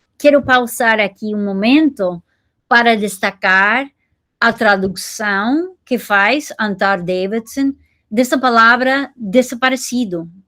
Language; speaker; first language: Portuguese; non-native, learner; English